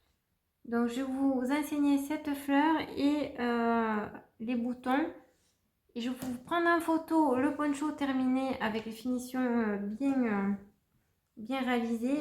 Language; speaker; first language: French; native; French